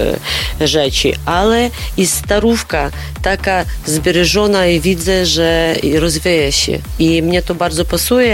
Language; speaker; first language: Polish; non-native, learner; Ukrainian